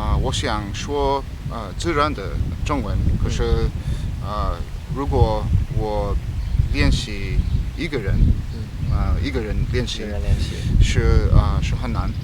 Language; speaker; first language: Chinese; non-native, learner; English